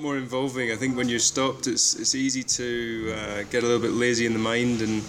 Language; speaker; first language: English; native; English